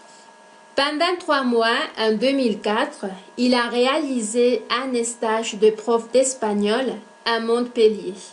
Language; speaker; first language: French; non-native, fluent; Spanish